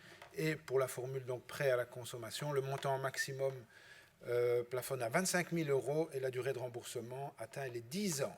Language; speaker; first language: French; native; French